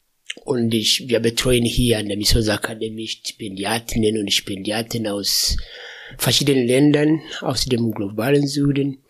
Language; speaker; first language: German; non-native, fluent; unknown